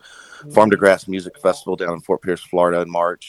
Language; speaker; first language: English; native; English